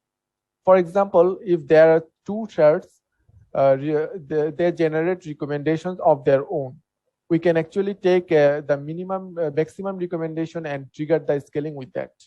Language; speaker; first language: English; non-native, local second language; Bangla